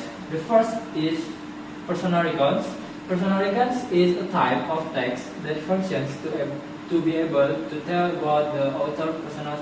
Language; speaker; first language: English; non-native, learner; Indonesian